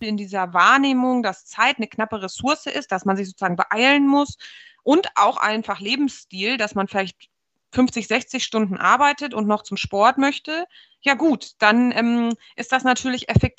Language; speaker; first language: German; native; German